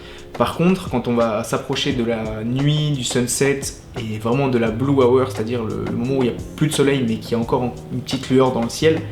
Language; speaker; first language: French; native; French